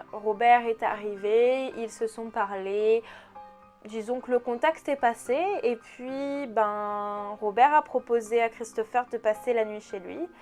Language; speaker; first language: French; native; French